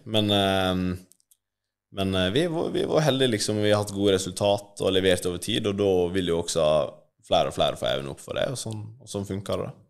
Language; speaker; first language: Norwegian; native; Norwegian